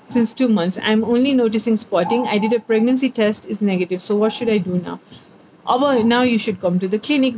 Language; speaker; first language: English; non-native, local second language; Nepali